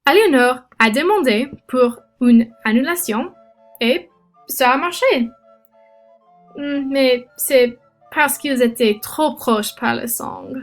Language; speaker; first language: French; non-native, learner; English